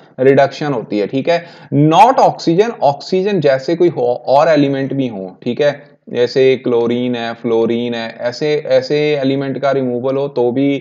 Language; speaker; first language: Hindi; non-native, local second language; Punjabi